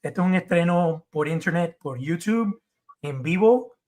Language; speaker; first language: Spanish; early bilingual, heritage; Spanish